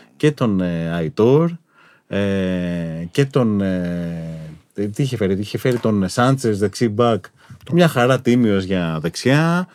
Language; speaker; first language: Greek; native; Greek